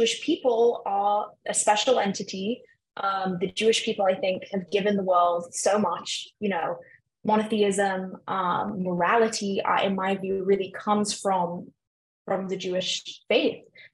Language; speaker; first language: English; native; English